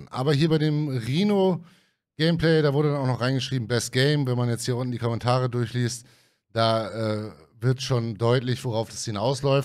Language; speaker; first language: German; native; German